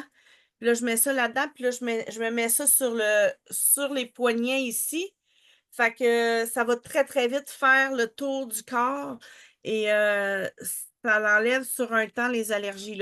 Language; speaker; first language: French; native; French